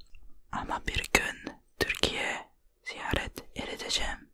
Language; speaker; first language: Turkish; non-native, learner; Finnish